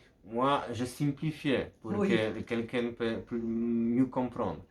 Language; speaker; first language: French; non-native, fluent; Polish